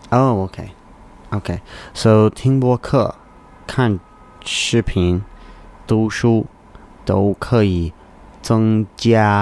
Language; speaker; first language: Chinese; non-native, learner; English